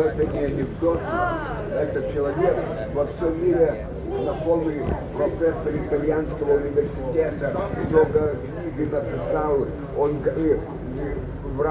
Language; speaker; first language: Russian; non-native, fluent; Lithuanian